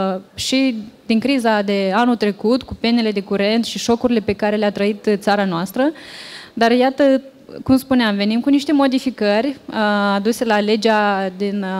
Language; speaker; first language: Romanian; native; Romanian